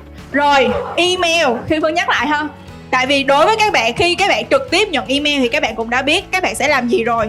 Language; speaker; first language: Vietnamese; native; Vietnamese